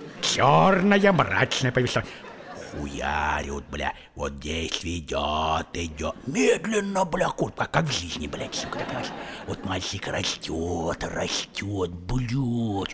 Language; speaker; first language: Russian; native; Russian